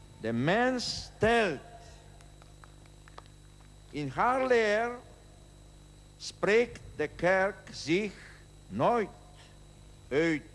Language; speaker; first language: Dutch; non-native, learner; Polish